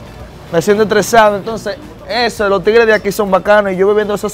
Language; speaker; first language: Spanish; native; Spanish